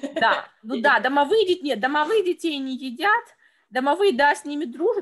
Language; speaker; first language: Russian; native; Russian